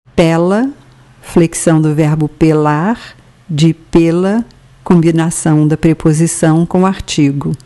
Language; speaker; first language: Portuguese; native; Portuguese